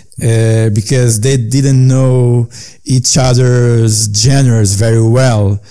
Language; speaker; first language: English; non-native, learner; Portuguese